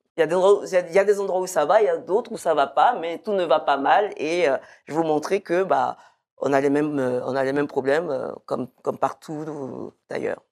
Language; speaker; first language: French; early bilingual, other home language; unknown